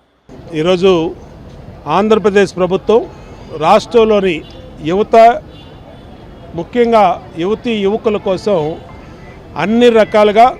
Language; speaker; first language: Telugu; native; Telugu